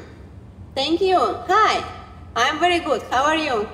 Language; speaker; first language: English; non-native, learner; Romanian